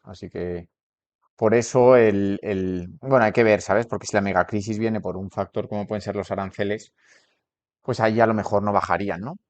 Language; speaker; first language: Spanish; native; Spanish